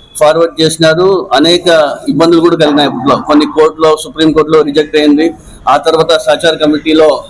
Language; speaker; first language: Telugu; non-native, local second language; Urdu